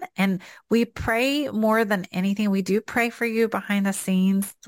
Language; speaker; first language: English; native; English